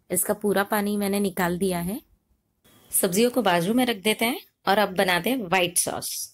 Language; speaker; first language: Hindi; non-native, local second language; Marathi